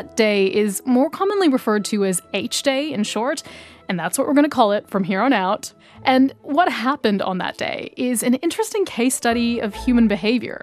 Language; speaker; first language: English; native; English